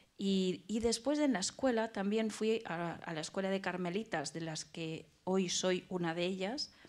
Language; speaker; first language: Spanish; native; Spanish